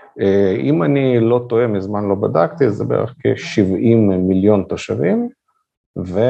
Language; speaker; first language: Hebrew; non-native, fluent; Russian